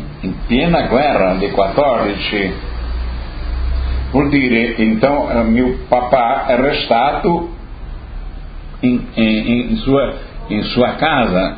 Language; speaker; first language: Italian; early bilingual, heritage; Portuguese